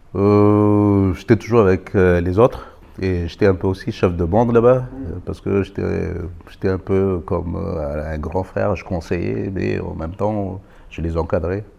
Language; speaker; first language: French; non-native, local second language; Malagasy